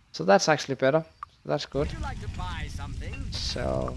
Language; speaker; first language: English; non-native, fluent; Danish